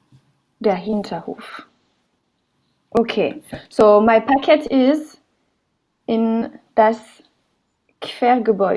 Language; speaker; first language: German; non-native, learner; French